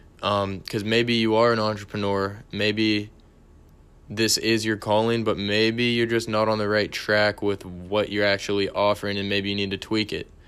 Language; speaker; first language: English; native; English